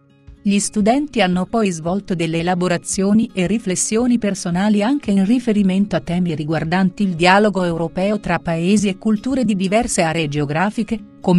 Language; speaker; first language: Italian; native; Italian